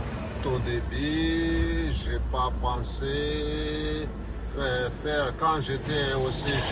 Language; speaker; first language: French; non-native, learner; Malagasy